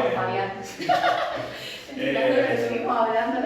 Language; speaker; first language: Spanish; native; Spanish